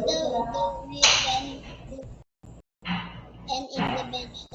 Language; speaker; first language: English; non-native, learner; Filipino